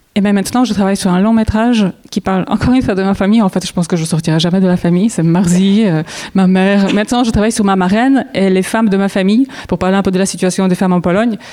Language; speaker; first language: French; non-native, fluent; Polish